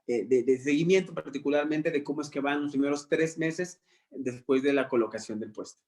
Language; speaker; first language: Spanish; native; Spanish